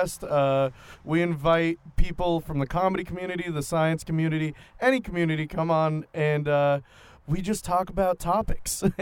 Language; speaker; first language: English; native; English